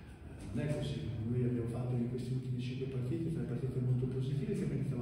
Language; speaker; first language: Italian; native; Italian